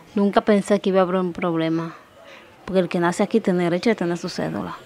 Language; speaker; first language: Spanish; native; Spanish